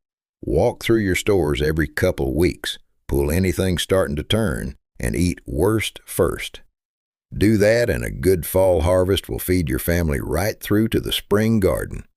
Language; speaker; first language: English; native; English